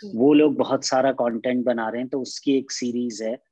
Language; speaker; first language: Hindi; native; Hindi